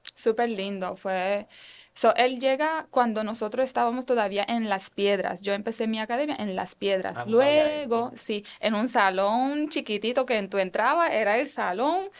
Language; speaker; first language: Spanish; non-native, fluent; Romanian